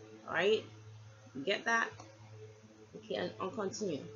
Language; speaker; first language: English; native; English